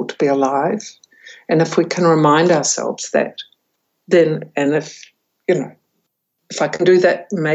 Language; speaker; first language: English; native; English